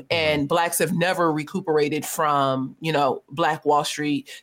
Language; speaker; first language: English; native; English